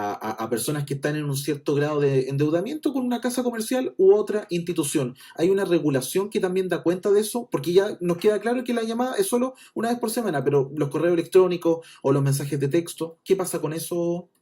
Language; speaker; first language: Spanish; native; Spanish